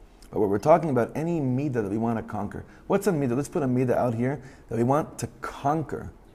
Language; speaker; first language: English; native; English